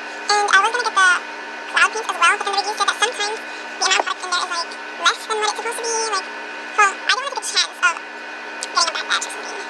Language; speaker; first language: English; native; English